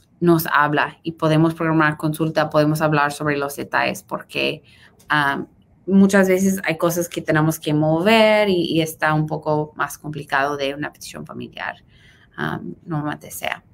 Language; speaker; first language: Spanish; early bilingual, heritage; Spanish